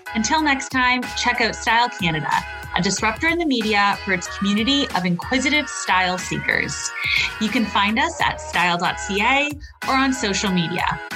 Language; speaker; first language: English; native; English